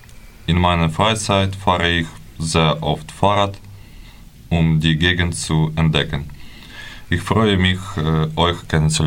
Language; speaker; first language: German; non-native, learner; Ukrainian